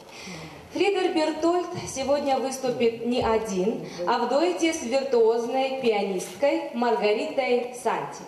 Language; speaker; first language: Russian; native; Russian